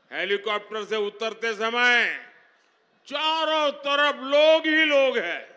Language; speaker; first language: Hindi; non-native, local second language; Gujarati